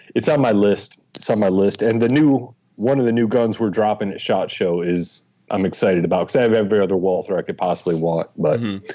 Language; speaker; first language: English; native; English